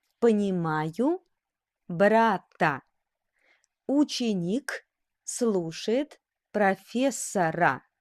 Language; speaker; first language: Russian; non-native, fluent; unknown